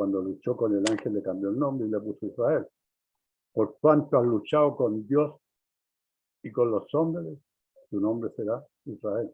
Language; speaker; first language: Spanish; native; Spanish